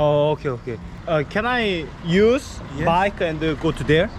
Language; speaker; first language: English; non-native, learner; Korean